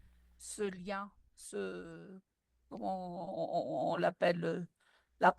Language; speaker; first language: French; non-native, local second language; Malagasy